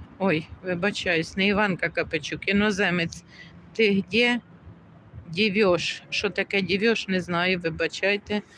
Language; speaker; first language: Ukrainian; native; Ukrainian